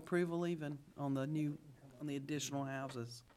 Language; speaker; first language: English; native; English